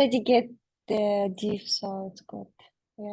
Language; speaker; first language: English; non-native, learner; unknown